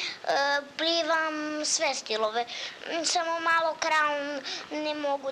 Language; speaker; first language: Serbian; native; Serbian